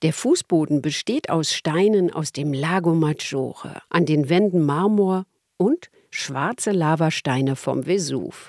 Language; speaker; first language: German; native; German